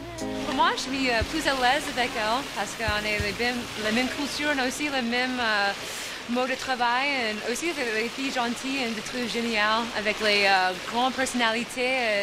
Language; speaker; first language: French; non-native, learner; English